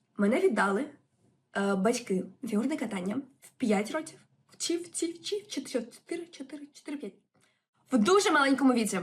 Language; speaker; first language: Ukrainian; non-native, local second language; Russian